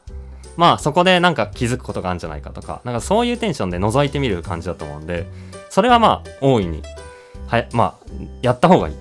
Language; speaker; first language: Japanese; native; Japanese